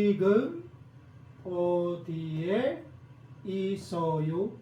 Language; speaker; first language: Korean; non-native, learner; Filipino